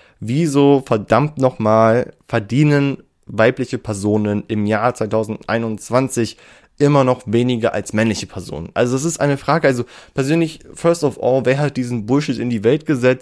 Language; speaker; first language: German; native; German